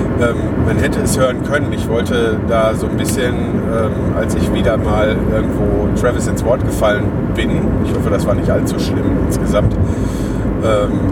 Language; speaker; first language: German; native; German